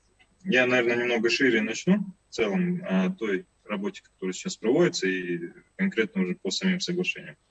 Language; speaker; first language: Russian; native; Russian